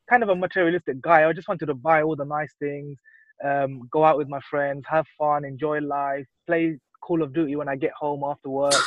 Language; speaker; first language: English; native; English